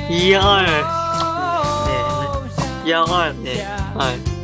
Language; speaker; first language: Chinese; early bilingual, heritage; Chinese